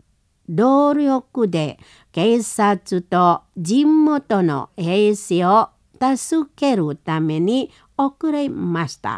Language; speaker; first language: Japanese; non-native, learner; Indonesian